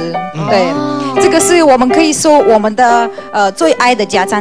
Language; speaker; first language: Chinese; non-native, learner; Russian